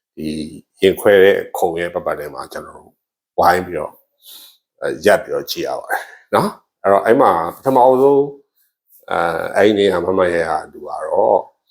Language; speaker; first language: Burmese; native; Burmese